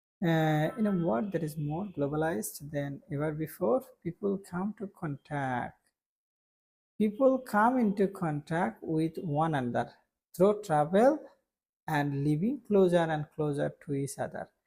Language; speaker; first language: English; non-native, local second language; Bangla